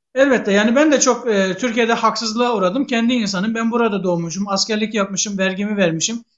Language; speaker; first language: Turkish; native; Turkish